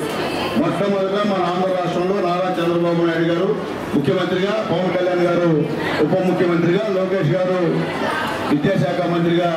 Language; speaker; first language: Telugu; native; Telugu